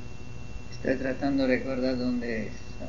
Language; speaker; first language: Spanish; non-native, fluent; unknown